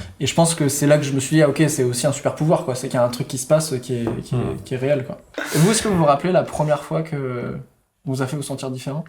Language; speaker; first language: French; native; French